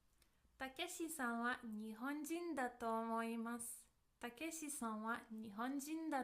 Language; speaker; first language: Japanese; non-native, fluent; English